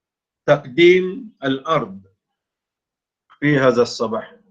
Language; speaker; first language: Arabic; non-native, fluent; Malay